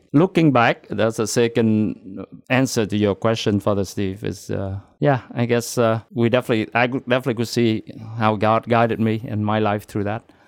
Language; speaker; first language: English; non-native, fluent; Vietnamese